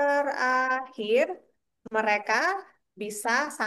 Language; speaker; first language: Indonesian; native; Indonesian